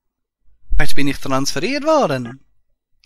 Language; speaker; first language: German; native; German